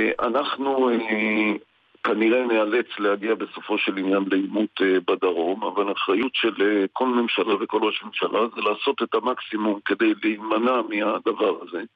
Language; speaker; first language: Hebrew; native; Hebrew